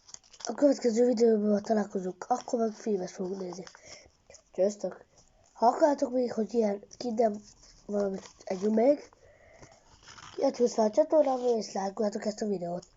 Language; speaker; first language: Hungarian; early bilingual, heritage; Hungarian